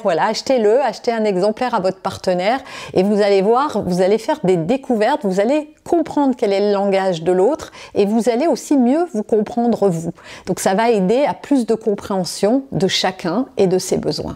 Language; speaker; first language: French; native; French